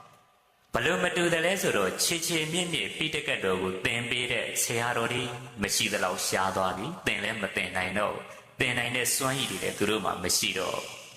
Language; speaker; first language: Burmese; native; Burmese